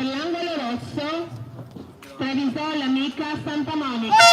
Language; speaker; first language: Italian; native; Italian